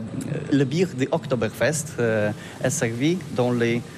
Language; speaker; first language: French; non-native, learner; Polish